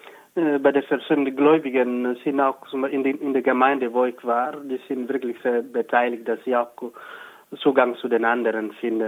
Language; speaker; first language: German; non-native, fluent; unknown